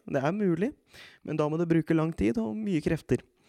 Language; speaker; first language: Norwegian; native; Norwegian